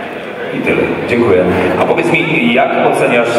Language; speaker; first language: Polish; native; Polish